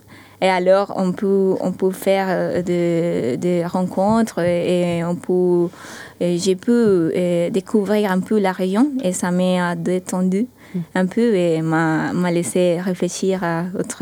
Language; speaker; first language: French; non-native, fluent; Spanish